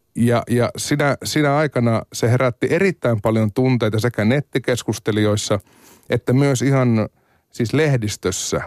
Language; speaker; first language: Finnish; native; Finnish